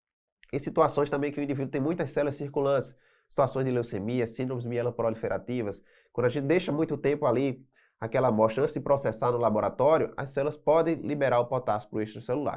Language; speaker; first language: Portuguese; native; Portuguese